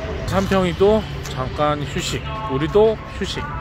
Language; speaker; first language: Korean; native; Korean